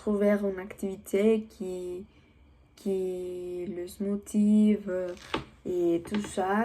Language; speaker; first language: French; non-native, learner; Spanish